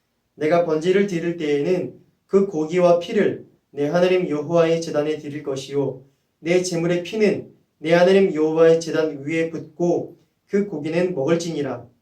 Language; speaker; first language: Korean; native; Korean